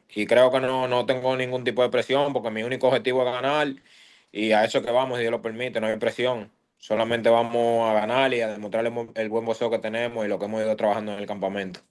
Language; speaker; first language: Spanish; native; Spanish